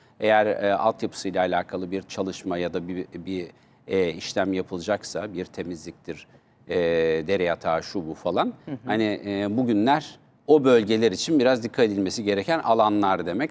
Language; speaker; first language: Turkish; native; Turkish